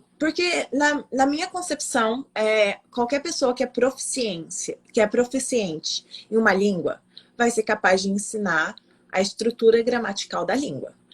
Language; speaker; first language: Portuguese; native; Portuguese